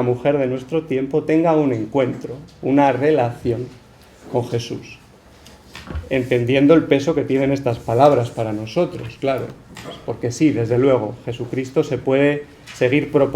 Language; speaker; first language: Spanish; native; Spanish